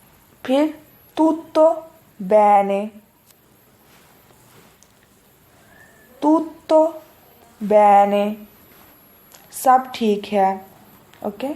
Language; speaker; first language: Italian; non-native, fluent; Urdu